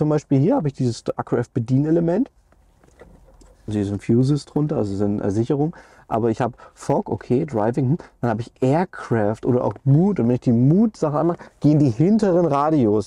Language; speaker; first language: German; native; German